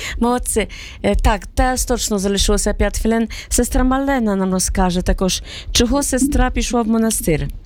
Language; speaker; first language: Ukrainian; native; Ukrainian